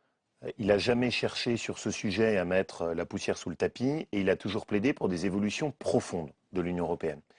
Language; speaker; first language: French; native; French